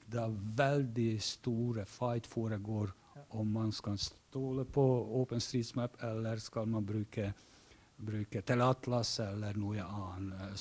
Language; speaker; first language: Norwegian; non-native, fluent; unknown